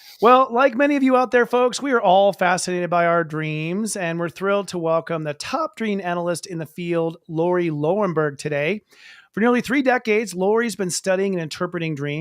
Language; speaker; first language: English; native; English